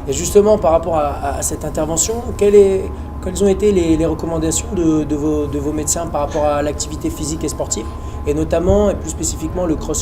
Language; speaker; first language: French; native; French